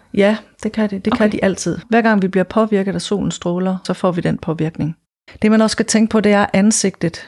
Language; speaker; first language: Danish; native; Danish